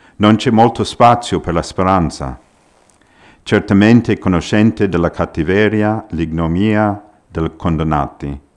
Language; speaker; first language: Italian; non-native, fluent; English